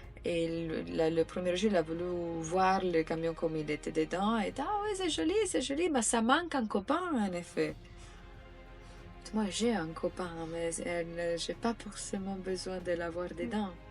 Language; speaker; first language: French; non-native, fluent; Italian